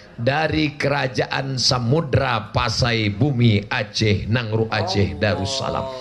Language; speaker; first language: Indonesian; non-native, local second language; Malay